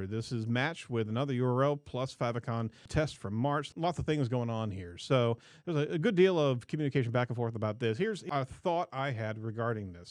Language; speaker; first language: English; native; English